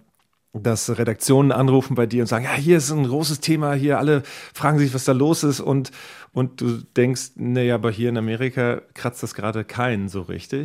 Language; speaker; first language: German; native; German